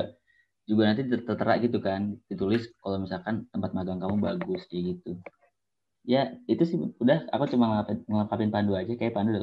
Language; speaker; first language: Indonesian; native; Indonesian